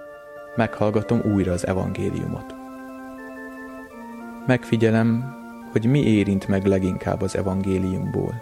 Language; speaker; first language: Hungarian; native; Hungarian